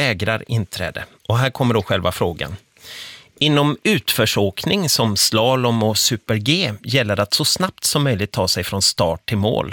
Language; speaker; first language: Swedish; native; Swedish